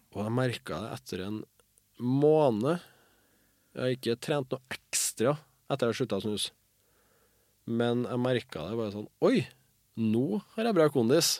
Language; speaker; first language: Norwegian; native; Norwegian